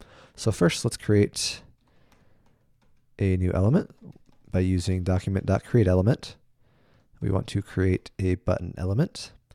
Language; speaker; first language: English; native; English